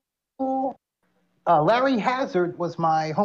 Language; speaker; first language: English; native; English